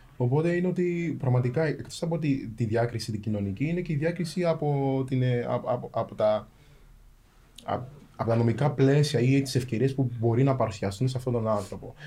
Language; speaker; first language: Greek; early bilingual, other home language; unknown